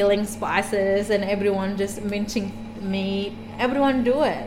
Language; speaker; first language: English; non-native, fluent; Indonesian